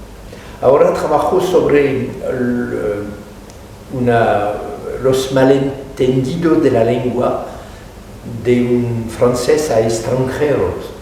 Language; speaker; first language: Spanish; non-native, fluent; French